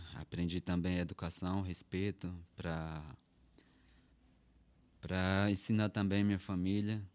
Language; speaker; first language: Portuguese; non-native, local second language; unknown